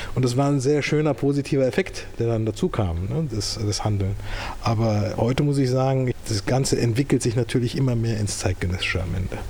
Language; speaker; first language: German; early bilingual, other home language; Turkish